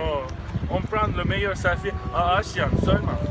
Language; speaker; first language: French; non-native, learner; Turkish